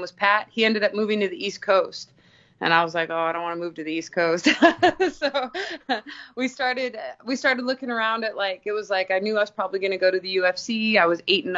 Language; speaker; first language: English; native; English